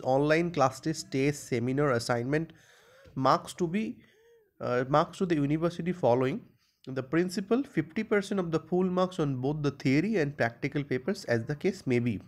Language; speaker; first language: English; non-native, local second language; Bangla